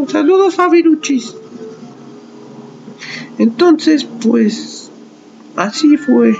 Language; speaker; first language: Spanish; native; Spanish